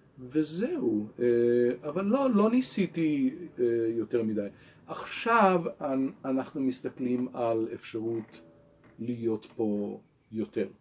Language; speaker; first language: Hebrew; non-native, local second language; English